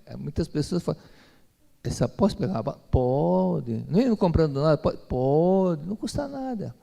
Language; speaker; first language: Portuguese; native; Portuguese